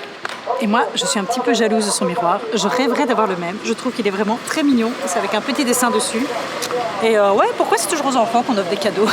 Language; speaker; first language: French; native; French